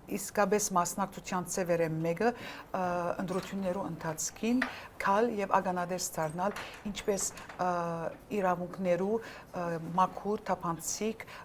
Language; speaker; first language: Armenian; early bilingual, heritage; Armenian